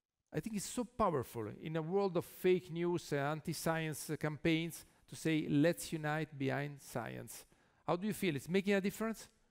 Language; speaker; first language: English; non-native, fluent; Italian